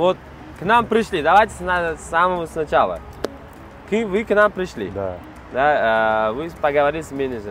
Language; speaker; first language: Russian; non-native, local second language; Uzbek